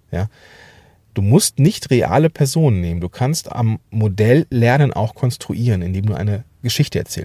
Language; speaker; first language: German; native; German